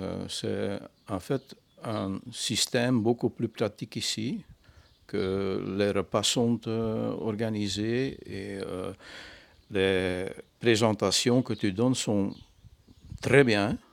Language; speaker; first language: French; non-native, fluent; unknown